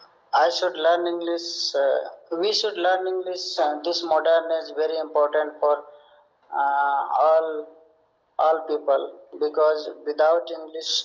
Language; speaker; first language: English; non-native, learner; Hindi